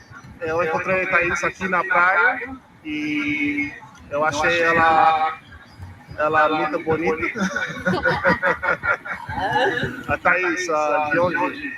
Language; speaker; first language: Portuguese; non-native, learner; English